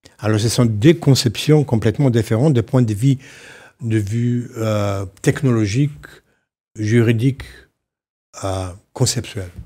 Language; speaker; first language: French; non-native, fluent; Slovenian